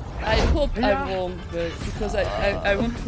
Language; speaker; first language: English; non-native, fluent; French